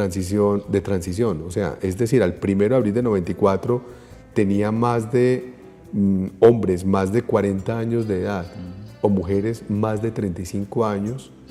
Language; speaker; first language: Spanish; native; Spanish